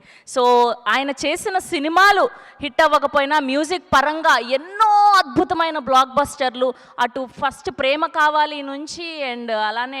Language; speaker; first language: Telugu; native; Telugu